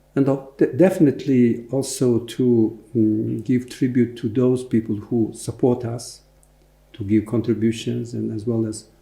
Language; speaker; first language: English; non-native, fluent; Mongolian